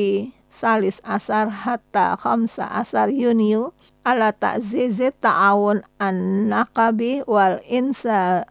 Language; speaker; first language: Arabic; non-native, fluent; Indonesian